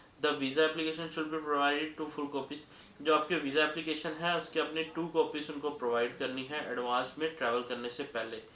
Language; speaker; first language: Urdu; non-native, local second language; Punjabi